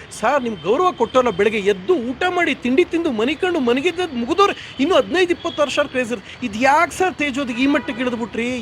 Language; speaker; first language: Kannada; native; Kannada